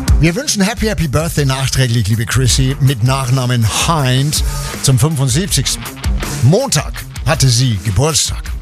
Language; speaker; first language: German; native; German